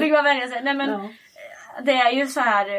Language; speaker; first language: Swedish; native; Swedish